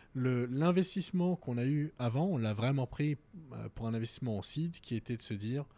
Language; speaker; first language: French; native; French